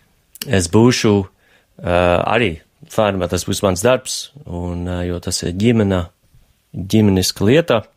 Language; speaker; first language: Latvian; non-native, fluent; English